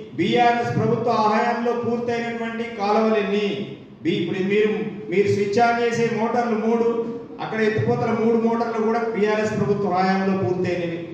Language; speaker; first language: Telugu; native; Telugu